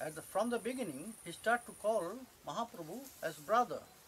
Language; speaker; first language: English; non-native, local second language; Bangla